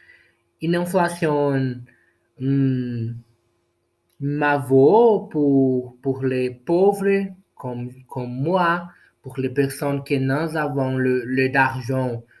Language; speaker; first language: French; non-native, learner; Portuguese